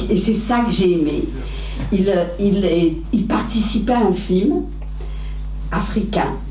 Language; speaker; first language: French; early bilingual, other home language; Arabic